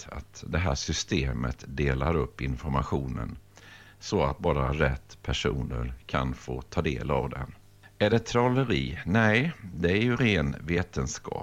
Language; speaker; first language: Swedish; native; Swedish